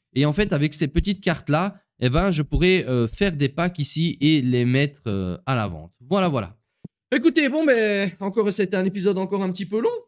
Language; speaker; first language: French; native; French